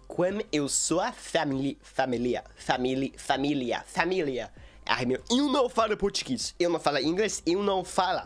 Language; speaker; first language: Portuguese; non-native, learner; English